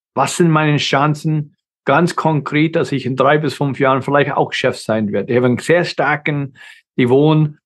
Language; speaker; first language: German; non-native, fluent; English